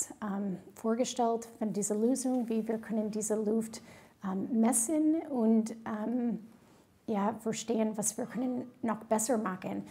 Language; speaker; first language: German; non-native, fluent; English